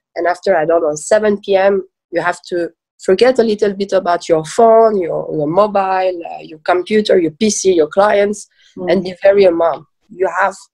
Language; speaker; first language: English; early bilingual, other home language; Persian